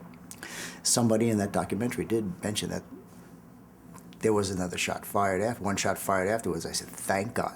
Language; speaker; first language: English; native; English